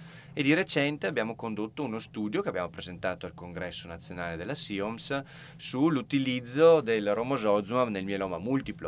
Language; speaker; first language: Italian; native; Italian